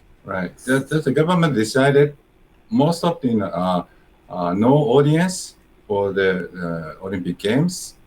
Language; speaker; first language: English; non-native, learner; Japanese